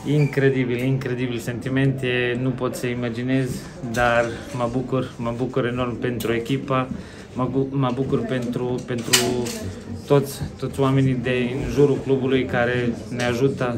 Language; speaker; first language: Romanian; non-native, local second language; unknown